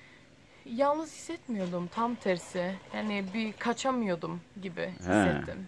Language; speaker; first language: Turkish; early bilingual, heritage; Turkish